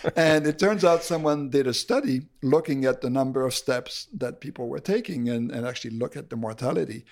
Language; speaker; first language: English; non-native, fluent; French